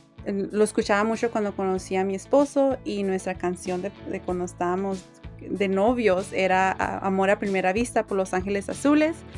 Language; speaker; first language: Spanish; early bilingual, heritage; English